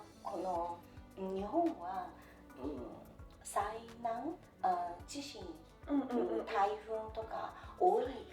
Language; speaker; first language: Japanese; non-native, fluent; Chinese